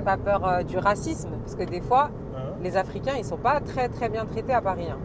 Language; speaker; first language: French; native; French